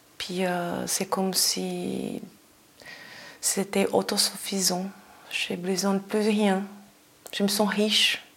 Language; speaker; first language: French; non-native, fluent; Portuguese